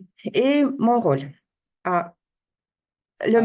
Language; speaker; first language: French; non-native, fluent; Russian